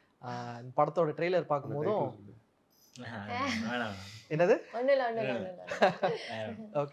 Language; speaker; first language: Tamil; native; Tamil